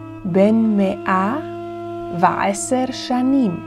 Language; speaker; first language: Hebrew; non-native, fluent; English